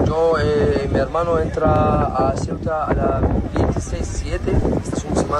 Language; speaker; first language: Spanish; non-native, learner; Arabic